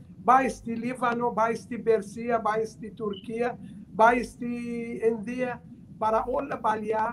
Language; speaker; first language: Greek; non-native, learner; Arabic